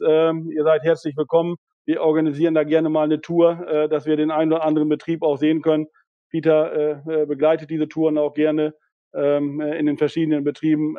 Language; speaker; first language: German; native; German